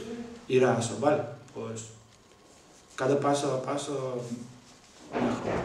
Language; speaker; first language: Spanish; non-native, learner; Lithuanian